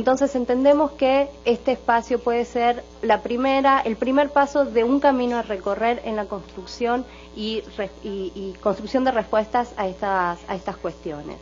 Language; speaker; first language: Spanish; native; Spanish